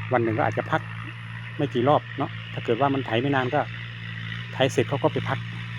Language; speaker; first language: Thai; non-native, local second language; Northeastern Thai